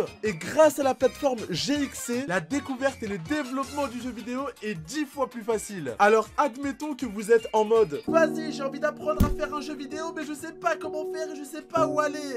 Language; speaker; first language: French; native; French